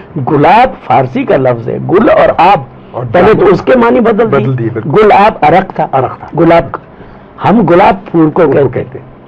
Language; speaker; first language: Urdu; non-native, local second language; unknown